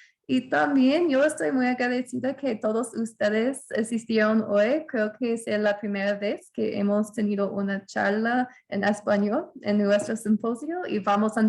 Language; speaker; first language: Spanish; non-native, fluent; English